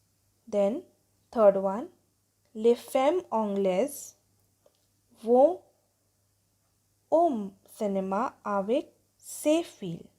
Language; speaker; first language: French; non-native, fluent; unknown